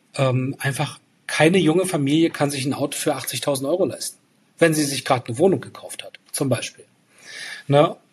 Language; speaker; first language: German; native; German